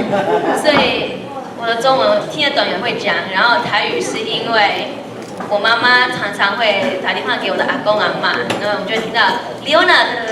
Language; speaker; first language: Chinese; early bilingual, heritage; Chinese